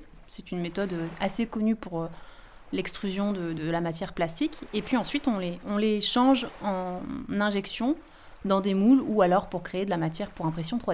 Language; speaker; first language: French; native; French